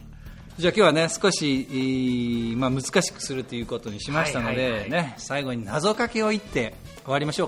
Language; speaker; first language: Japanese; native; Japanese